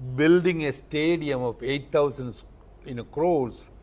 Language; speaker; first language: English; non-native, local second language; Malayalam